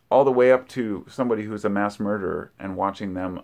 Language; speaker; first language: English; native; English